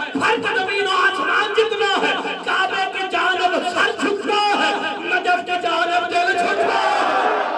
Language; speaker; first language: Urdu; non-native, local second language; Punjabi